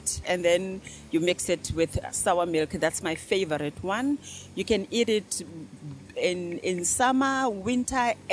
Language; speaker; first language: English; non-native, local second language; Xhosa